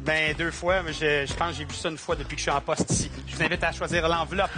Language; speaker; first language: French; native; French